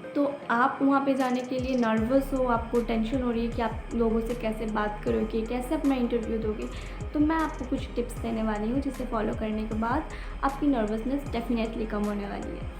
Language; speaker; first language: Hindi; non-native, local second language; Bangla